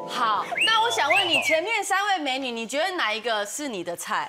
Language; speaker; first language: Chinese; native; Chinese